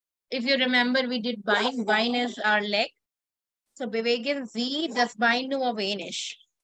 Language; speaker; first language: German; non-native, fluent; Hindi